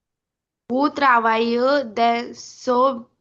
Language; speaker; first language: French; non-native, learner; Hindi